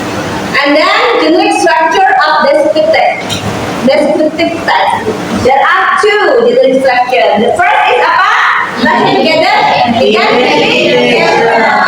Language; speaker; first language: English; non-native, fluent; Indonesian